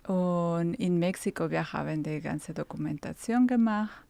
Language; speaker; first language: German; non-native, fluent; Spanish